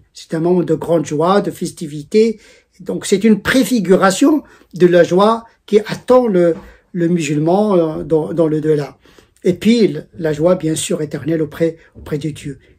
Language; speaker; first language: French; non-native, local second language; Arabic